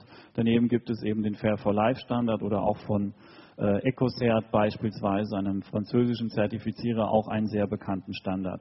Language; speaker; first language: German; native; German